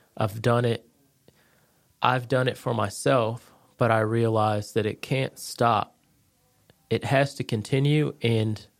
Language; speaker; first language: English; native; English